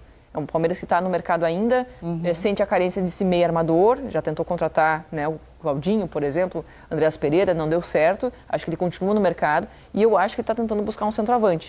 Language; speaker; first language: Portuguese; native; Portuguese